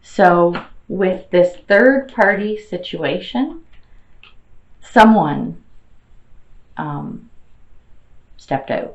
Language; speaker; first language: English; native; English